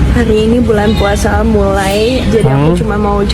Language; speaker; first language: Indonesian; non-native, fluent; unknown